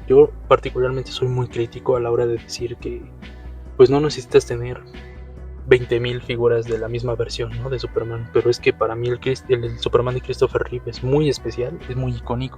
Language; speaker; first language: Spanish; native; Spanish